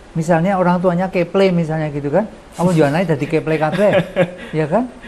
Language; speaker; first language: Indonesian; non-native, local second language; Javanese